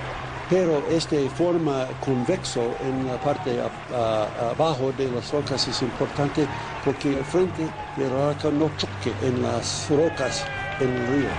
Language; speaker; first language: Spanish; non-native, learner; English